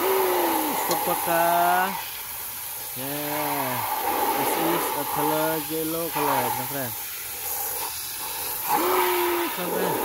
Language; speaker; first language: English; non-native, learner; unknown